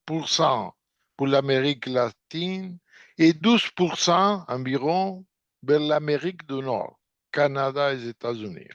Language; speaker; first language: French; non-native, fluent; Portuguese